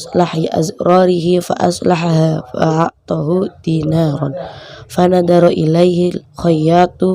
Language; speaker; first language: Arabic; non-native, learner; Indonesian